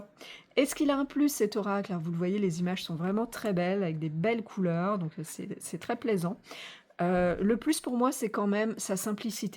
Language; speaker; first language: French; native; French